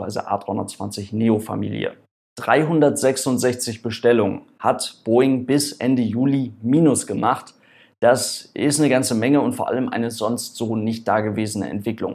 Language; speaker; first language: German; native; German